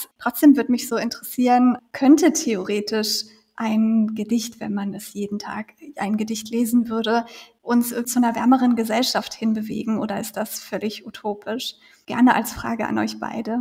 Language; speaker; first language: German; native; German